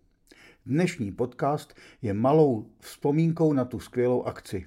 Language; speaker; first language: Czech; native; Czech